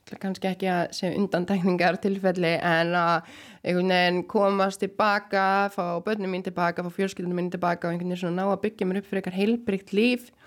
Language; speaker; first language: Icelandic; native; Icelandic